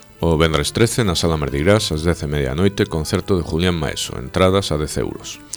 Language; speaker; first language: Galician; native; Galician